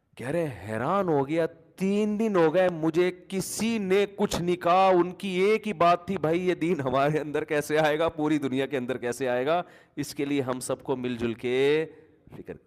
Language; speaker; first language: Urdu; native; Urdu